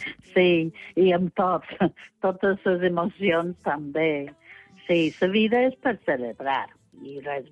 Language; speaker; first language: Catalan; non-native, fluent; English